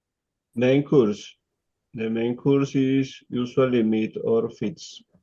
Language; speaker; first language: English; non-native, learner; Spanish